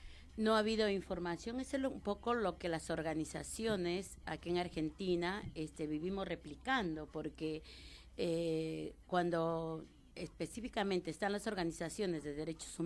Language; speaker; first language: Spanish; native; Spanish